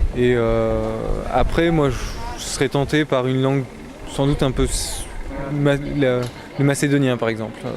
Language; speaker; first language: French; native; French